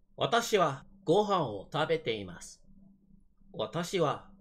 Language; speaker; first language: Japanese; non-native, learner; English